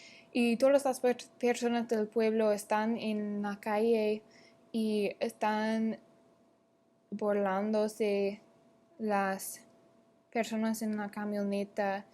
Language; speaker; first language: Spanish; non-native, learner; English